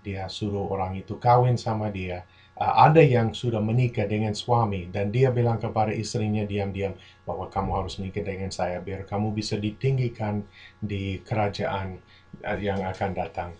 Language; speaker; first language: Indonesian; non-native, fluent; English